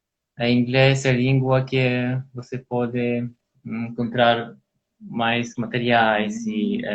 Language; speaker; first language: Portuguese; non-native, learner; Polish